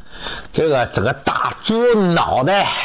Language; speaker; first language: Chinese; native; Chinese